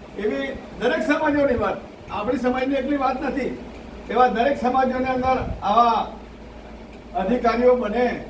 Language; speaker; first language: Gujarati; non-native, local second language; Rathawi